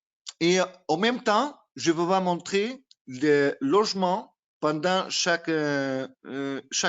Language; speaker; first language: French; non-native, learner; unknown